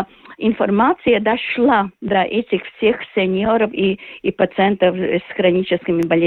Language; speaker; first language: Russian; non-native, local second language; Latvian